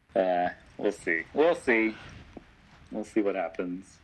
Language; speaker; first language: English; native; English